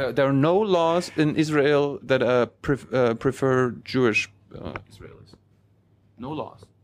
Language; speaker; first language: English; non-native, fluent; German